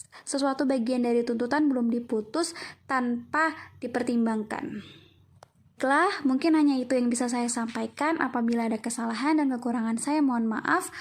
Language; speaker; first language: Indonesian; native; Indonesian